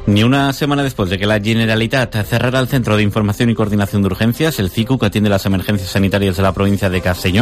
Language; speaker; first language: Spanish; native; Spanish